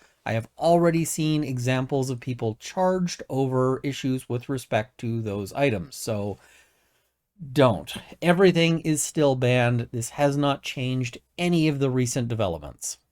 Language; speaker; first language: English; native; English